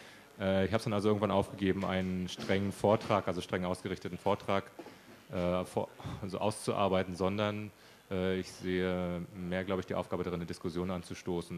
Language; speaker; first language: German; native; German